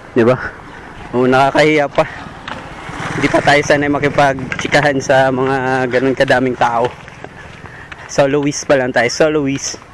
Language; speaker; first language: Filipino; native; Filipino